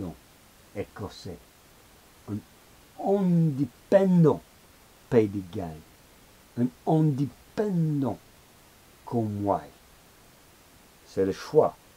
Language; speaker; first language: French; non-native, learner; English